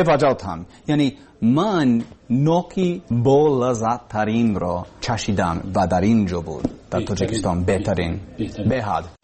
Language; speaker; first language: Persian; non-native, learner; English